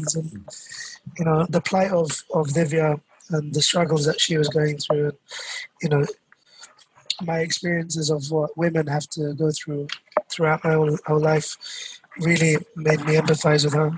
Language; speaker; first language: English; native; English